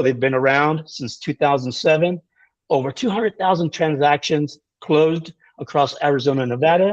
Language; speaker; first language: English; native; English